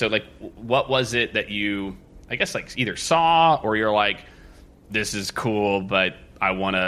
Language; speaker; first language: English; native; English